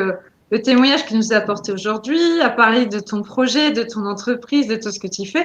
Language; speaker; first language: French; native; French